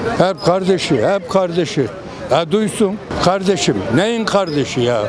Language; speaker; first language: Turkish; native; Turkish